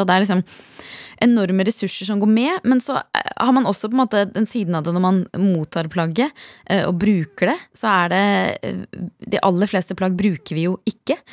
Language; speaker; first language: Norwegian; native; Norwegian